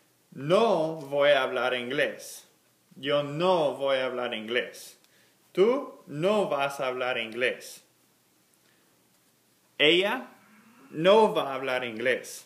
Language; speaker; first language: Spanish; non-native, fluent; English